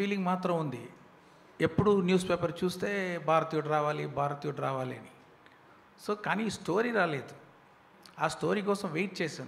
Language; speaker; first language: Telugu; non-native, local second language; Tamil